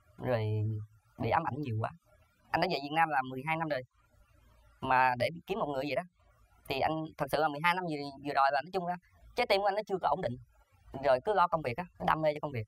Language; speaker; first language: Vietnamese; native; Vietnamese